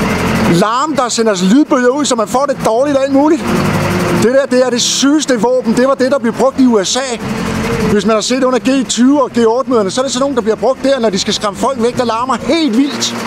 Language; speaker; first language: Danish; native; Danish